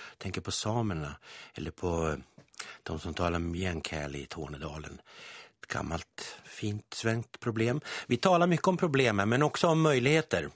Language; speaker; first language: Swedish; native; Swedish